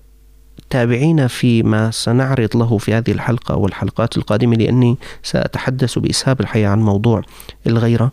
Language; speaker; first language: Arabic; native; Arabic